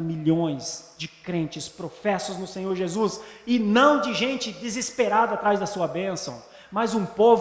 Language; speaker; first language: Portuguese; native; Portuguese